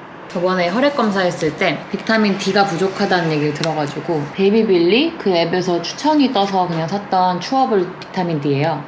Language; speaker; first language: Korean; native; Korean